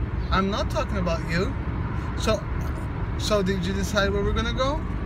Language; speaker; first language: English; non-native, fluent; Portuguese